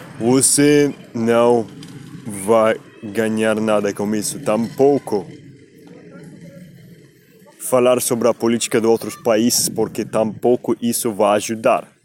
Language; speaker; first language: Portuguese; non-native, learner; Spanish